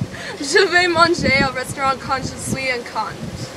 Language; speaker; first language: French; non-native, learner; English